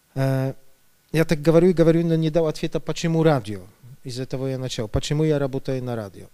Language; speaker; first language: Russian; non-native, fluent; Polish